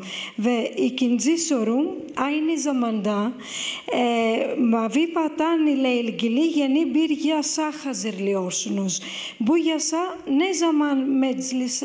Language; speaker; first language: Turkish; non-native, fluent; Greek